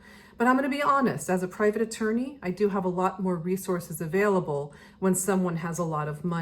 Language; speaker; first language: English; native; English